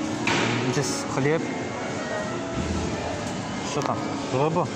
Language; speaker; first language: Russian; non-native, learner; Azerbaijani